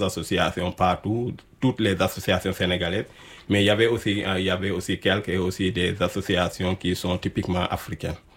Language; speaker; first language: French; non-native, local second language; Wolof